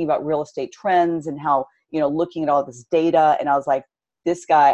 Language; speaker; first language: English; native; English